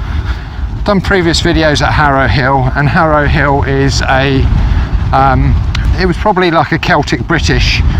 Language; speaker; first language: English; native; English